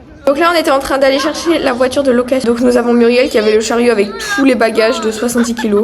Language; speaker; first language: French; native; French